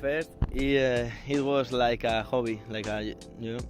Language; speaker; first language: English; non-native, fluent; Spanish